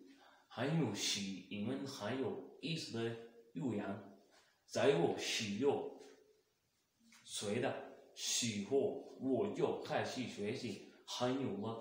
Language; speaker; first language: Chinese; non-native, learner; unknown